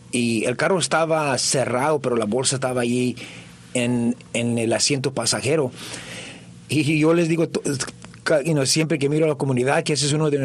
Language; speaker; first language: Spanish; early bilingual, heritage; Spanish